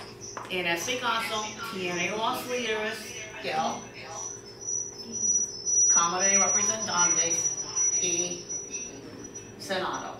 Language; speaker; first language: Spanish; non-native, fluent; English